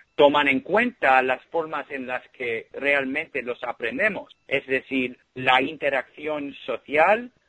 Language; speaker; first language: Spanish; early bilingual, heritage; Spanish